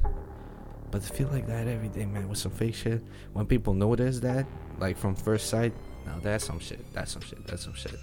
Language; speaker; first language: English; non-native, fluent; Dutch